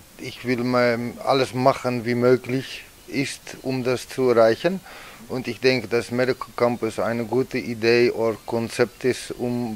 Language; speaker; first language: German; non-native, learner; Dutch